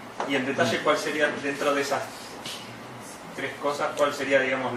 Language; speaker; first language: Spanish; native; Spanish